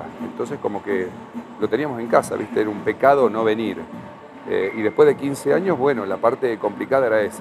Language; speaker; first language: Spanish; native; Spanish